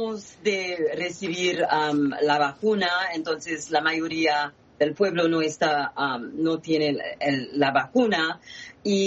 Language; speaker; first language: Spanish; non-native, fluent; Haitian Creole